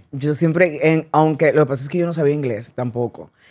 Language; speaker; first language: Spanish; native; Spanish